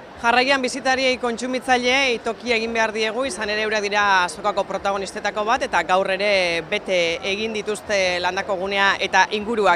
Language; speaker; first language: Basque; native; Basque